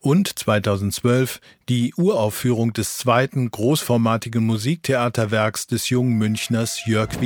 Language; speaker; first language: German; native; German